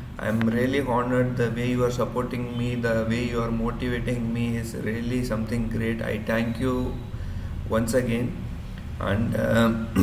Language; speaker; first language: English; non-native, local second language; Urdu